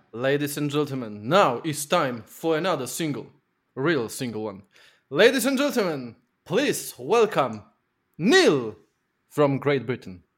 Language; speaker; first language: English; non-native, fluent; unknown